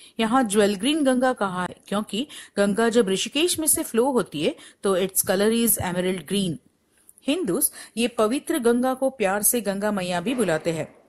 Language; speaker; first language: Hindi; non-native, local second language; Gujarati